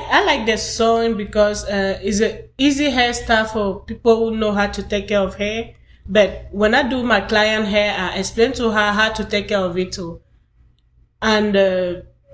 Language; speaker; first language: English; non-native, local second language; French